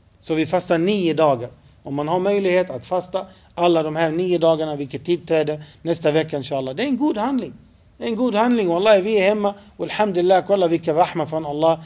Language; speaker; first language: Swedish; non-native, fluent; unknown